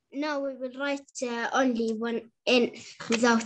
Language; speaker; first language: English; non-native, learner; Arabic